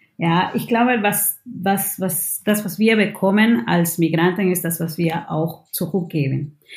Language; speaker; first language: German; non-native, fluent; Spanish